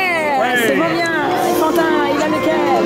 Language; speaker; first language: French; native; French